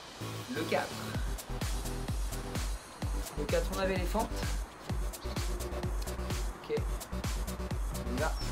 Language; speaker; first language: French; native; French